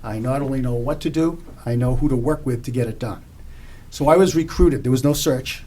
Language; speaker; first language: English; native; English